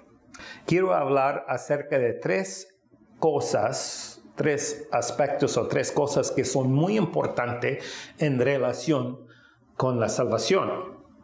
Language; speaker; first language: Spanish; non-native, fluent; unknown